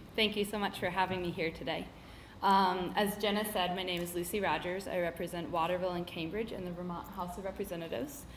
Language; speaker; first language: English; native; English